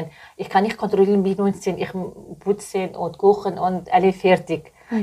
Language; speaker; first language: German; non-native, learner; Arabic